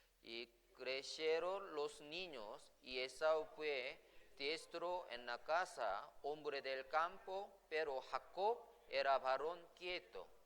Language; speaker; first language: Spanish; non-native, fluent; Korean